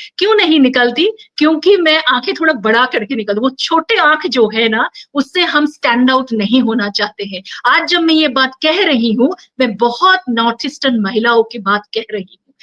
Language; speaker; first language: Hindi; non-native, local second language; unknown